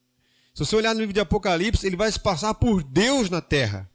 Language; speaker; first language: Portuguese; native; Portuguese